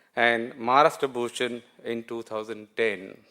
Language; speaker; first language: English; non-native, local second language; Marathi